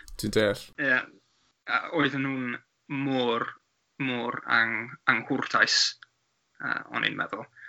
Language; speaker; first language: Welsh; non-native, learner; English